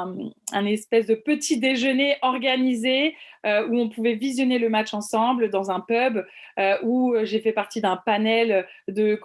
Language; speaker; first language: French; native; French